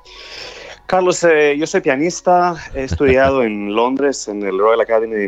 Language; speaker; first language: Spanish; non-native, fluent; Greek